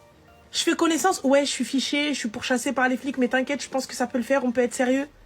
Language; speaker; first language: French; native; French